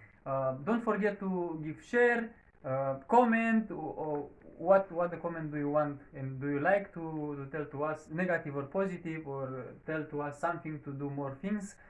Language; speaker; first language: English; non-native, learner; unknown